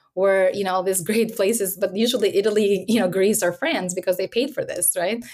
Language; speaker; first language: English; early bilingual, other home language; Albanian